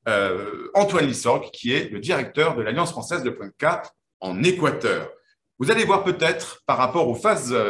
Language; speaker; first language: French; native; French